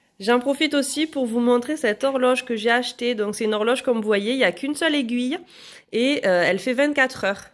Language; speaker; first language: French; native; French